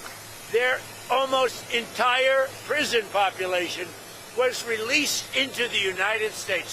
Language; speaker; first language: English; native; English